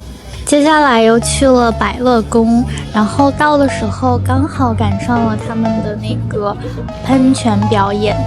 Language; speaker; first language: Chinese; native; Chinese